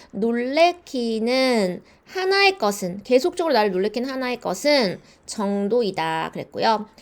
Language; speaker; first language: Korean; native; Korean